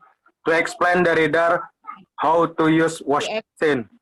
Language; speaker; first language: English; non-native, learner; Indonesian